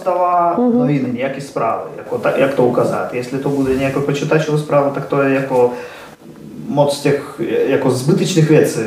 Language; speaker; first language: Czech; non-native, learner; Russian